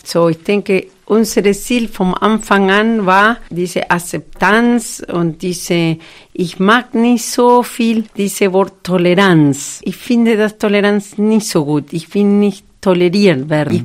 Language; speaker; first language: German; non-native, fluent; Spanish